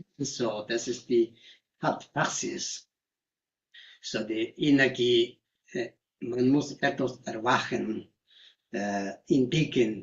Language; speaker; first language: German; non-native, learner; Tibetan